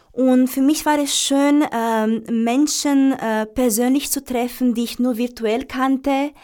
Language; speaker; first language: German; non-native, fluent; Romanian